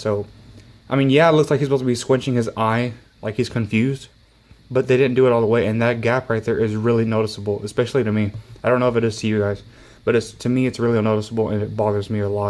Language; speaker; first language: English; native; English